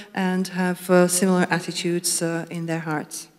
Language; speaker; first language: English; non-native, fluent; Slovak